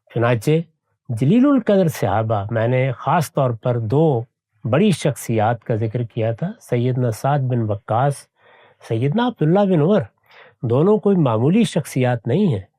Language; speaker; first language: Urdu; native; Urdu